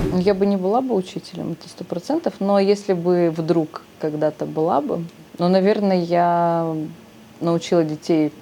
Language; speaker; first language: Russian; native; Russian